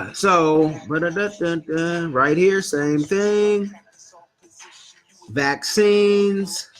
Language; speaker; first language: English; native; English